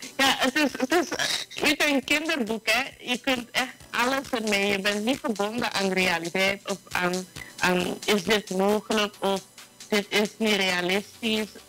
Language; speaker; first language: Dutch; native; Dutch